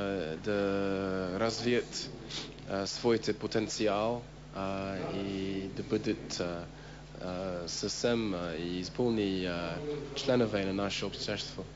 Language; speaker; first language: Bulgarian; non-native, fluent; English